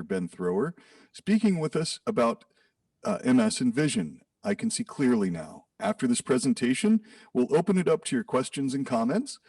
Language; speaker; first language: English; native; English